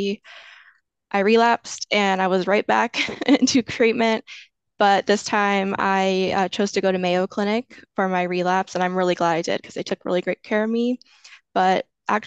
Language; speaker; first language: English; native; English